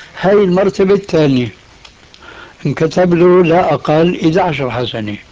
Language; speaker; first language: Arabic; early bilingual, other home language; Albanian